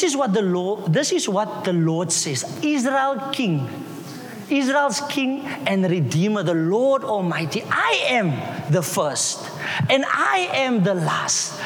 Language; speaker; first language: English; non-native, local second language; Afrikaans